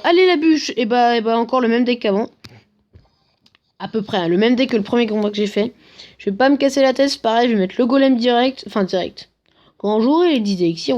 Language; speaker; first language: French; native; French